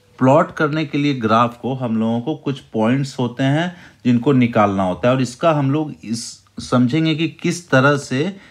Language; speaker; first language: Hindi; native; Hindi